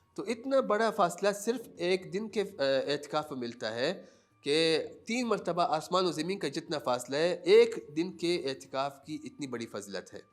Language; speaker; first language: Urdu; non-native, local second language; Pashto